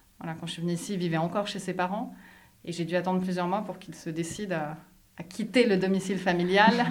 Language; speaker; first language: French; native; French